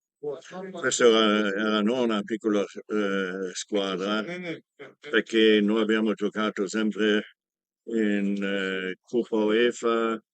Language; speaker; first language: Italian; non-native, learner; German